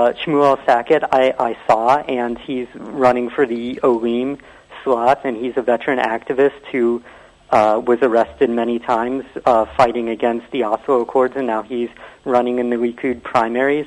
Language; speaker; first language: English; native; English